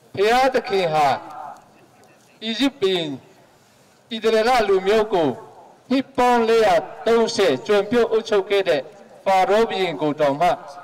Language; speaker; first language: Burmese; non-native, local second language; Hakha Chin